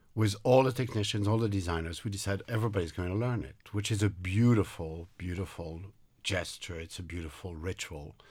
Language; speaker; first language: English; non-native, fluent; French